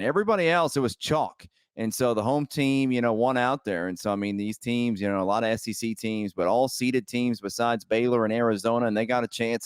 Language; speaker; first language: English; native; English